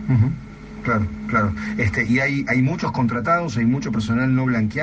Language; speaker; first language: Spanish; native; Spanish